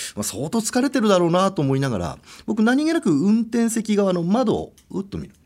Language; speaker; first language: Japanese; native; Japanese